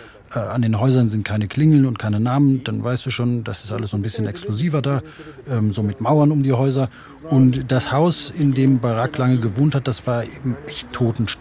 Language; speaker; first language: German; native; German